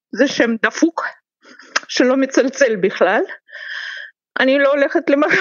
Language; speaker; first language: Hebrew; non-native, fluent; Russian